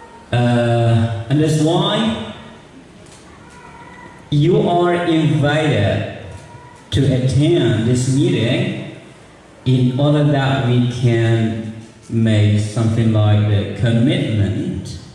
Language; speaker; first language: English; non-native, fluent; Indonesian